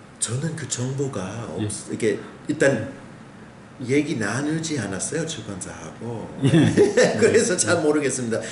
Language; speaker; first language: Korean; non-native, fluent; English